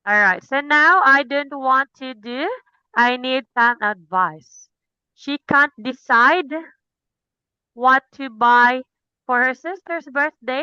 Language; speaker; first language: English; non-native, fluent; Cebuano